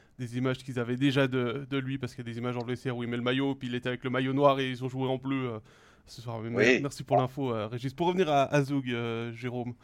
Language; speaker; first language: French; native; French